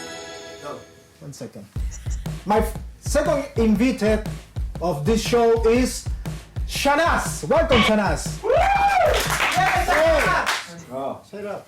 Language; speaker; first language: English; non-native, learner; Spanish